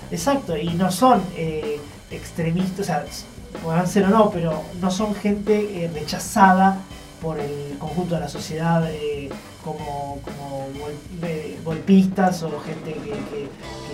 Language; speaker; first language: Spanish; native; Spanish